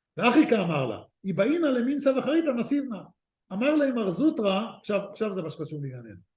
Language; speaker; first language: Hebrew; native; Hebrew